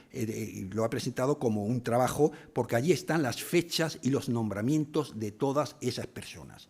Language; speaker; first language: Spanish; native; Spanish